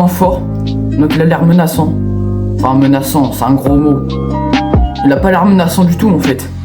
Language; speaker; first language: French; native; French